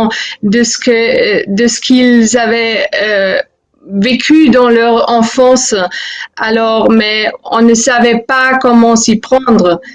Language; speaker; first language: French; non-native, fluent; German